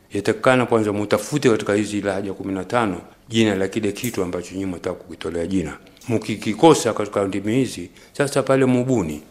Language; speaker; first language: Swahili; native; Swahili